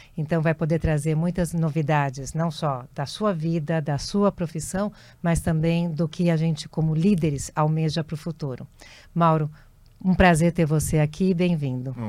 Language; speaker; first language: Portuguese; native; Portuguese